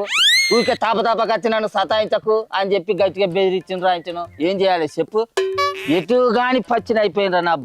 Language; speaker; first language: Telugu; native; Telugu